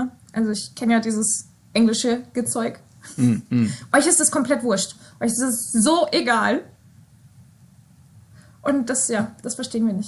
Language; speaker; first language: German; native; German